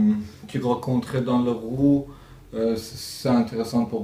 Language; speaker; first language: French; non-native, learner; Persian